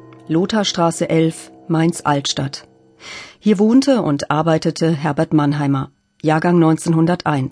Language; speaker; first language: German; native; German